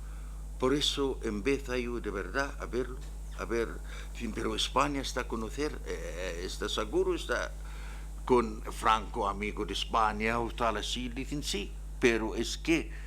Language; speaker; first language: Spanish; non-native, learner; Arabic